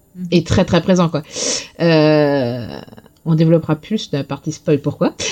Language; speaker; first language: French; native; French